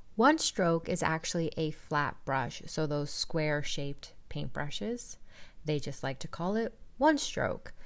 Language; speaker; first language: English; native; English